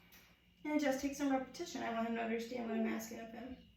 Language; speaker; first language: English; native; English